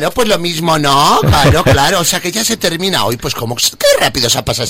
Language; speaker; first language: Spanish; native; Spanish